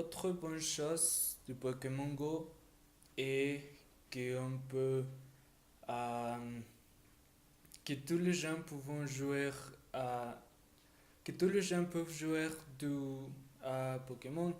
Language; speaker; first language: French; non-native, learner; Spanish